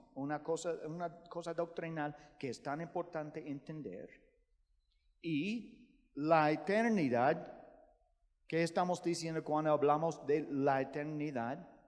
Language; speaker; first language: Spanish; non-native, fluent; English